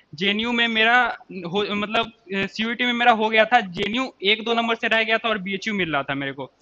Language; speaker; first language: Hindi; native; Hindi